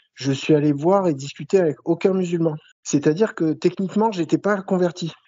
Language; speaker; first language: French; native; French